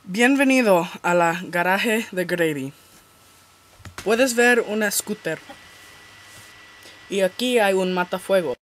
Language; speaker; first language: Spanish; non-native, learner; English